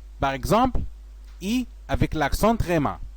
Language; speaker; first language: French; non-native, fluent; Arabic